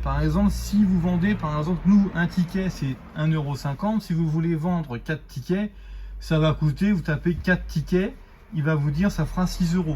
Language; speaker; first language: French; native; French